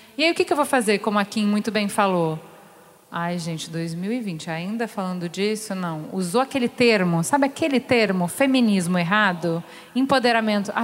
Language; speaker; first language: Portuguese; native; Portuguese